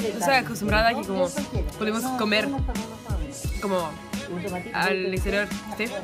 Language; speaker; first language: Spanish; non-native, learner; French